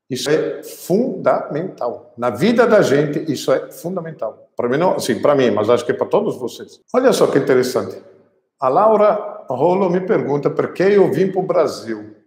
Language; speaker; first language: Portuguese; non-native, fluent; Italian